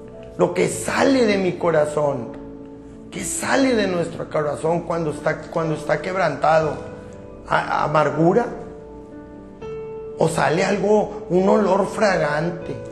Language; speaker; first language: Spanish; native; Spanish